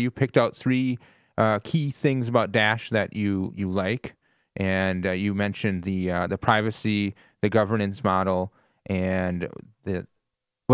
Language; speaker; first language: English; native; English